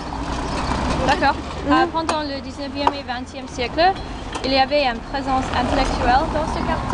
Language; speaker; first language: French; non-native, learner; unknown